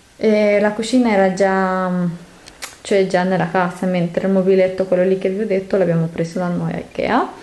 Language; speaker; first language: Italian; non-native, fluent; Spanish